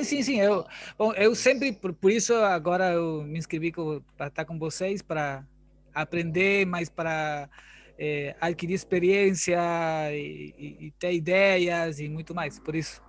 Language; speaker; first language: Portuguese; non-native, learner; Spanish